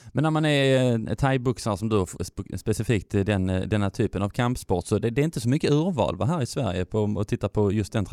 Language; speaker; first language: Swedish; native; Swedish